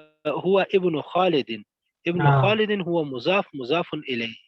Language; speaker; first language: Arabic; non-native, learner; Pashto